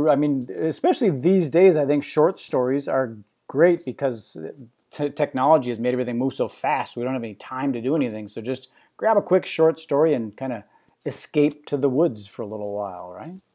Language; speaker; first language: English; native; English